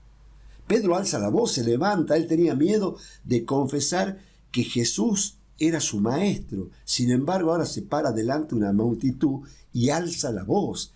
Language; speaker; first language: Spanish; native; Spanish